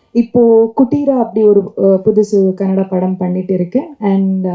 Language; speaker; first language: Tamil; non-native, local second language; Kannada